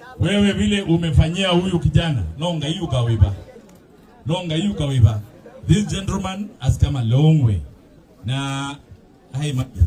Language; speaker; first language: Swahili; non-native, local second language; Kamba